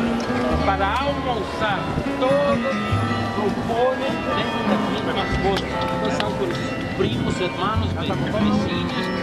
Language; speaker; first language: Portuguese; non-native, fluent; French